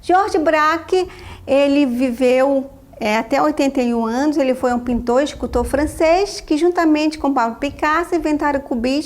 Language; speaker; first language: Portuguese; native; Portuguese